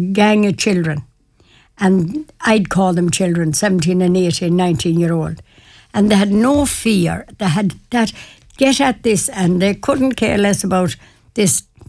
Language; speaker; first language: English; native; English